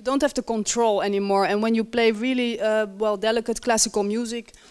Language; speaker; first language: English; non-native, fluent; Dutch